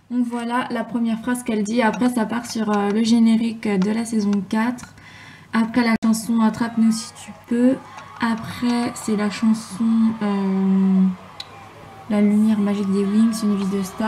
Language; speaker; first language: French; native; French